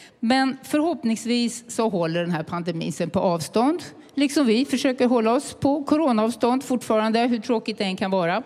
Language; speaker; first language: Swedish; native; Swedish